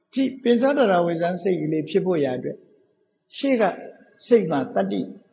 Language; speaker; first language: Burmese; native; Burmese